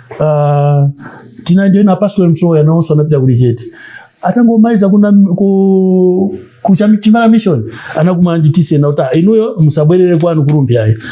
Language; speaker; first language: Nyanja; non-native, local second language; Tumbuka